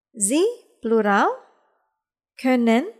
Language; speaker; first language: German; non-native, fluent; Indonesian